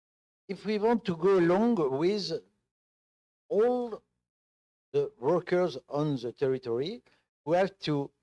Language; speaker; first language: English; non-native, fluent; French